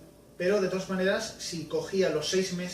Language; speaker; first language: Spanish; native; Spanish